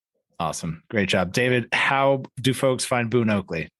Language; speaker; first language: English; native; English